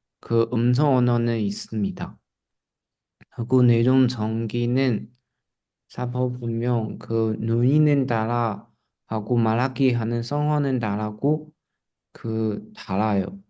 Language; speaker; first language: Korean; non-native, learner; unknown